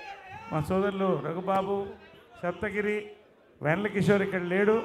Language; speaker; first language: Telugu; native; Telugu